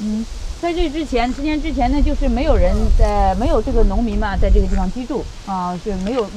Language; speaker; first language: Chinese; native; Chinese